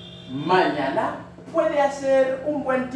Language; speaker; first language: Spanish; non-native, learner; Haitian Creole